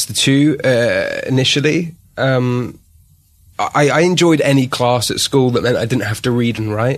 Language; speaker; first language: English; native; English